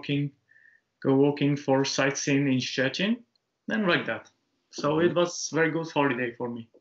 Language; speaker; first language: English; non-native, learner; Japanese